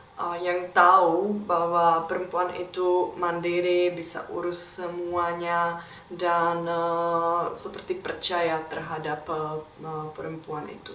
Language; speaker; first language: Indonesian; non-native, fluent; Czech